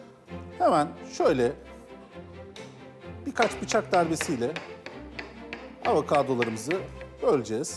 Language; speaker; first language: Turkish; native; Turkish